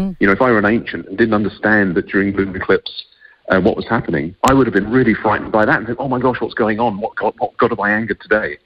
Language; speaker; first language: English; native; English